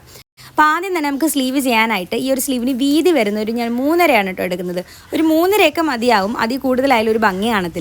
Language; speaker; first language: Malayalam; native; Malayalam